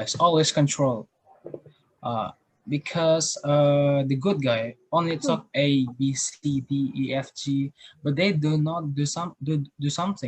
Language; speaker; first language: English; non-native, learner; Indonesian